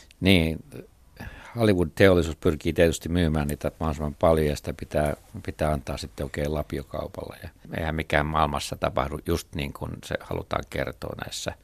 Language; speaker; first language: Finnish; native; Finnish